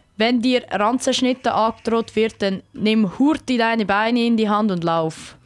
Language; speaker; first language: German; native; German